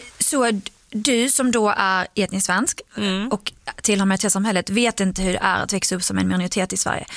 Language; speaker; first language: Swedish; early bilingual, other home language; Arabic